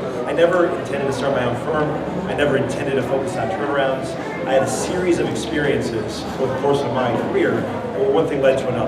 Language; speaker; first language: English; native; English